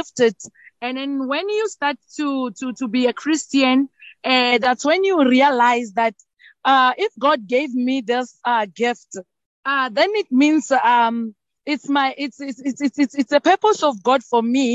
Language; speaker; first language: English; non-native, local second language; Northern Sotho